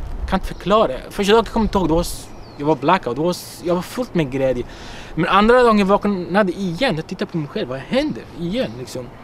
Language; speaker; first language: Swedish; non-native, fluent; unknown